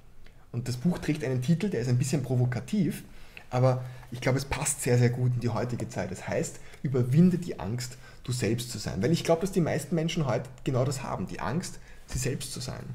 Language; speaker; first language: German; native; German